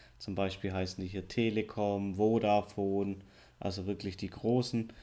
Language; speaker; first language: German; native; German